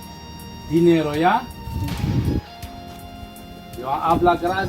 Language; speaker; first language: Spanish; non-native, learner; Caribbean Hindustani